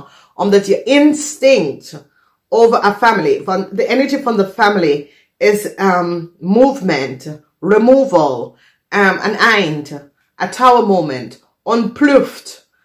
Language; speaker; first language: Dutch; non-native, fluent; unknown